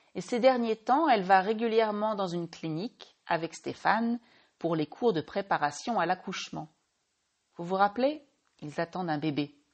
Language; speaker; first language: French; native; French